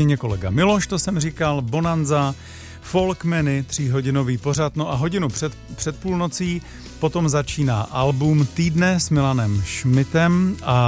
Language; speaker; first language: Czech; native; Czech